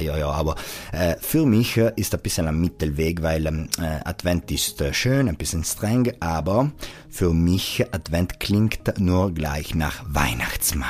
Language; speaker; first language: German; non-native, local second language; Italian